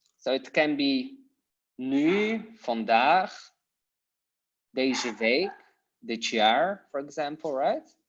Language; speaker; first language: Dutch; non-native, fluent; Polish